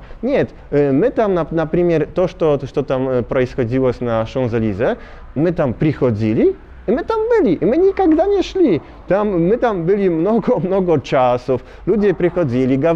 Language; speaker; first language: Russian; non-native, learner; Polish